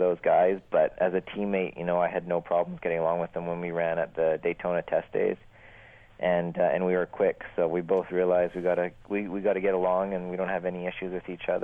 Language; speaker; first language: English; native; English